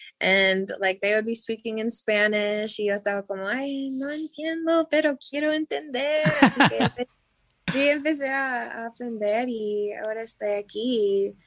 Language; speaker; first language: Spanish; non-native, learner; English